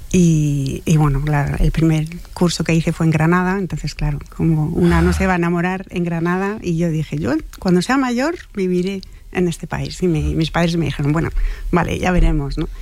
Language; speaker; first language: Spanish; non-native, fluent; French